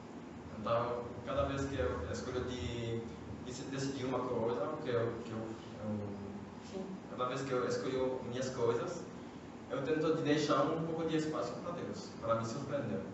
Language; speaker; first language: Portuguese; non-native, fluent; French